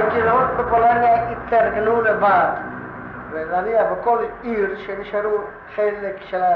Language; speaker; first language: Hebrew; non-native, fluent; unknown